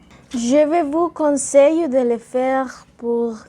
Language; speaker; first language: French; non-native, learner; Spanish